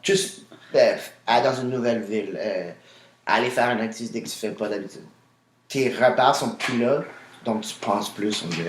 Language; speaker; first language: French; native; French